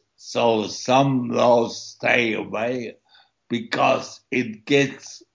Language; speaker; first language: English; early bilingual, other home language; German